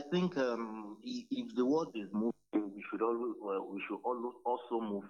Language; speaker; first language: English; non-native, local second language; Yoruba